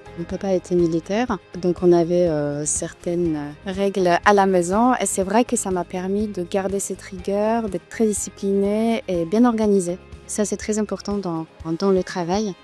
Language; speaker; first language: French; non-native, fluent; Polish